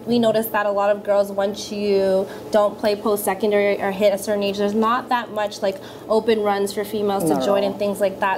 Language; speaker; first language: English; early bilingual, other home language; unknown